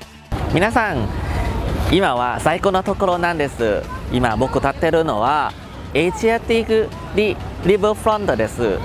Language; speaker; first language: Japanese; non-native, learner; Thai